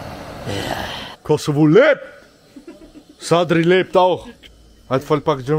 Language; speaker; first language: German; early bilingual, other home language; Albanian